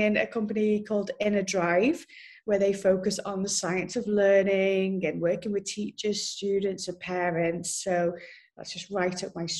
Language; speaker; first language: English; native; English